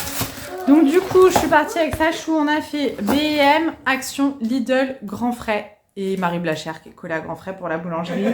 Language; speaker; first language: French; native; French